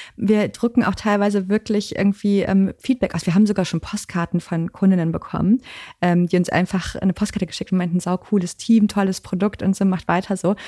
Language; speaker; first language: German; native; German